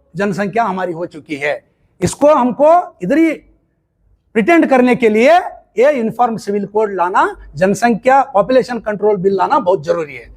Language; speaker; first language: Hindi; non-native, local second language; Kannada